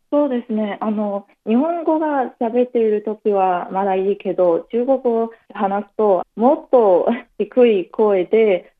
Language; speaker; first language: Japanese; non-native, fluent; Chinese